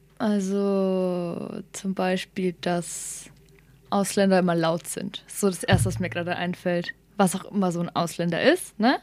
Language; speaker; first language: German; early bilingual, other home language; Somali